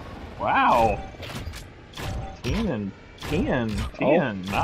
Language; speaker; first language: English; native; English